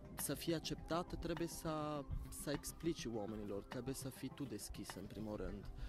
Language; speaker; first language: Romanian; non-native, fluent; Italian